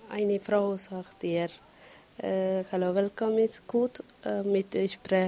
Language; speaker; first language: German; non-native, learner; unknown